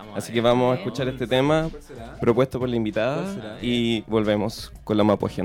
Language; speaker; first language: Spanish; non-native, local second language; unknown